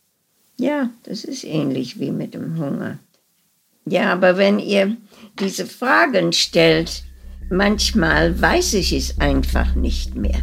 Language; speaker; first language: German; early bilingual, heritage; German